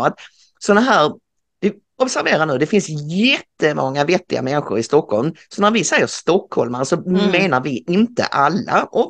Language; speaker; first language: Swedish; native; Swedish